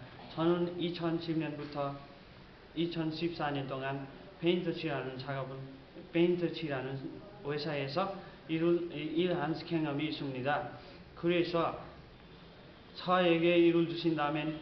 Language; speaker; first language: Korean; non-native, learner; Nepali